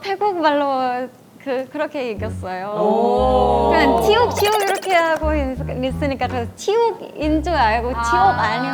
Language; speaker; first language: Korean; non-native, fluent; Thai